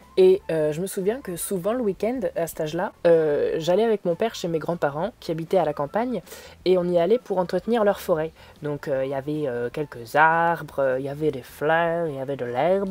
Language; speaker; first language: French; native; French